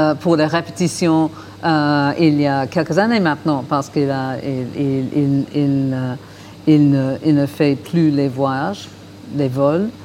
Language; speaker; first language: French; non-native, fluent; English